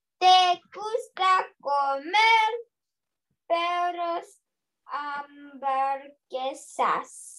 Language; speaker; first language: Spanish; non-native, learner; English